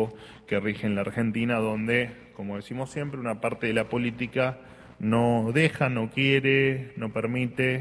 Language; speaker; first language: Spanish; native; Spanish